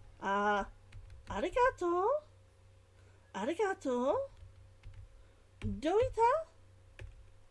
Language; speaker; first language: Japanese; non-native, learner; English